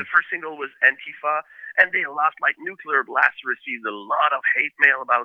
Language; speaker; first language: English; native; English